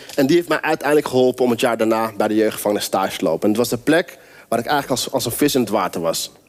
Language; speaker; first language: Dutch; native; Dutch